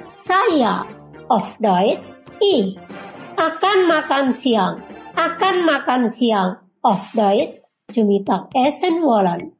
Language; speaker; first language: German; non-native, learner; Indonesian